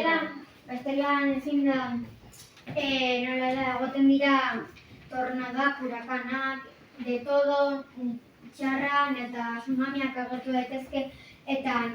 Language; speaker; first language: Basque; non-native, local second language; Spanish